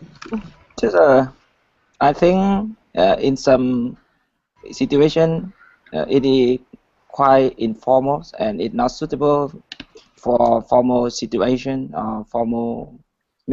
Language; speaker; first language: English; non-native, learner; Vietnamese